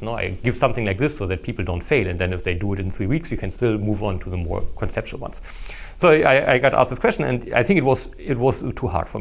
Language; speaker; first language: English; non-native, fluent; German